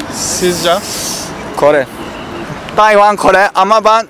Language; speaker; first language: Turkish; non-native, learner; Japanese